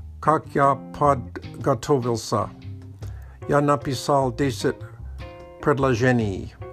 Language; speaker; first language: Russian; non-native, learner; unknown